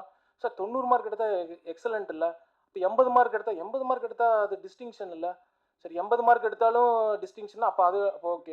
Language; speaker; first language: Tamil; native; Tamil